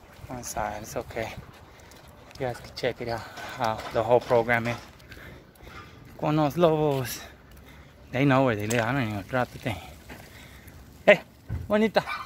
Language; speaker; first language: English; early bilingual, other home language; Spanish